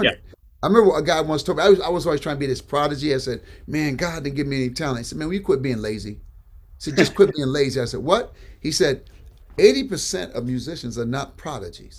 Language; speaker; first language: English; native; English